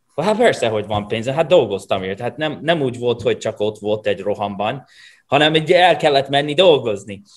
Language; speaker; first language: Hungarian; non-native, fluent; English